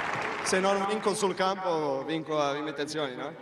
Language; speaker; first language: Italian; non-native, learner; Spanish